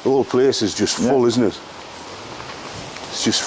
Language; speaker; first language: English; native; English